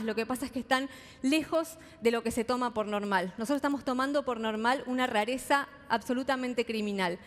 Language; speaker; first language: Spanish; native; Spanish